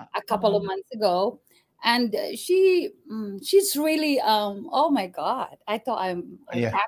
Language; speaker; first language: English; non-native, local second language; Cebuano